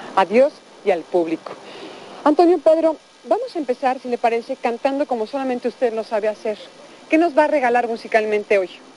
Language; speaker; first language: Spanish; native; Spanish